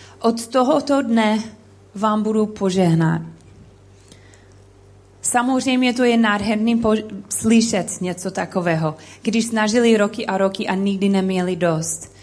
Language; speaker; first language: Czech; non-native, learner; English